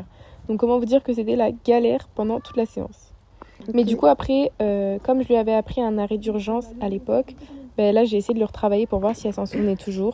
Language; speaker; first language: French; native; French